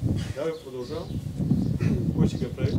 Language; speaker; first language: Bulgarian; non-native, learner; Russian